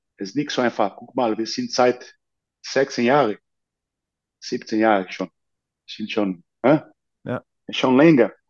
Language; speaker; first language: German; non-native, learner; Portuguese